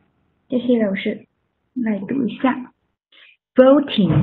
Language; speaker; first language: Chinese; non-native, fluent; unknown